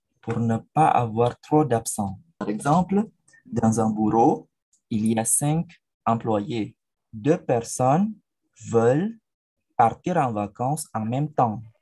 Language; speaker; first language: French; non-native, fluent; Indonesian